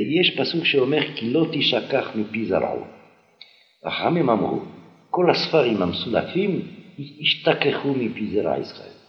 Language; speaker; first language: Hebrew; non-native, fluent; French